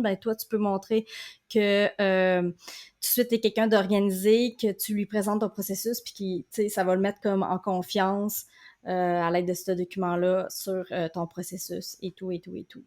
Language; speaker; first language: French; native; French